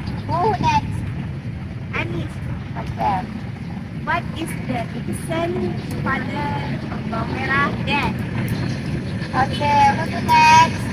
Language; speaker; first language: English; non-native, learner; Indonesian